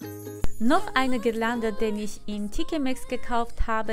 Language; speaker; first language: German; non-native, fluent; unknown